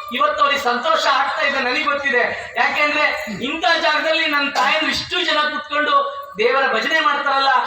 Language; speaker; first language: Kannada; native; Kannada